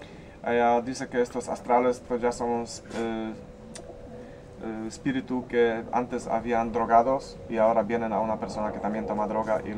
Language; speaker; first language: Spanish; non-native, learner; Polish